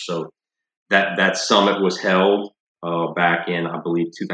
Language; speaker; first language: English; native; English